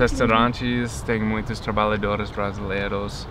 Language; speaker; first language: Portuguese; non-native, fluent; English